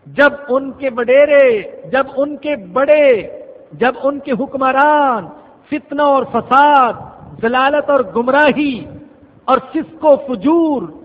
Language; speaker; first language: Urdu; non-native, local second language; Punjabi